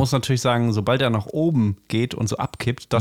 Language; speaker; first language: German; native; German